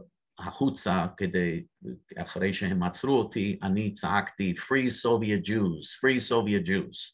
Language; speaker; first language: Hebrew; non-native, fluent; English